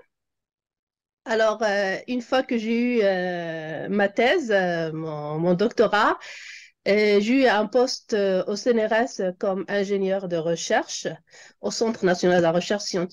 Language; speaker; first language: French; non-native, local second language; Arabic